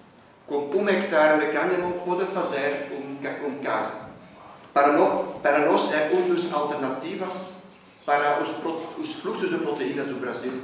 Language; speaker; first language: Portuguese; non-native, fluent; Dutch